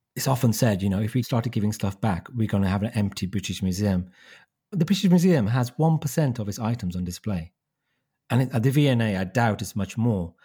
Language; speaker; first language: English; native; English